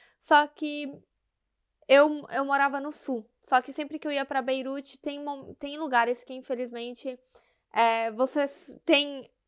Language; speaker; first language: Portuguese; native; Portuguese